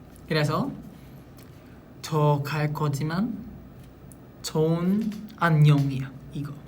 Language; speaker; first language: Korean; non-native, local second language; Filipino